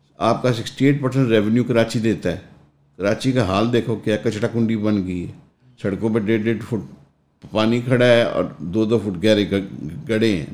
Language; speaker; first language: Urdu; non-native, local second language; Punjabi